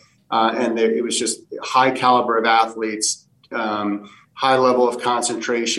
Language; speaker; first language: English; early bilingual, other home language; Portuguese